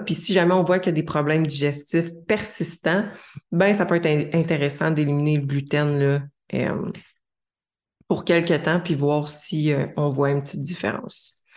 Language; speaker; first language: French; native; French